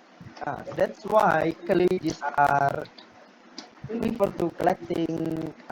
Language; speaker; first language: English; non-native, learner; Indonesian